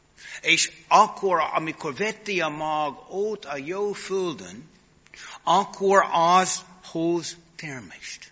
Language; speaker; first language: Hungarian; non-native, fluent; English